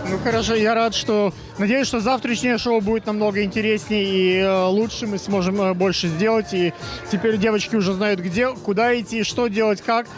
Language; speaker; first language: Russian; native; Russian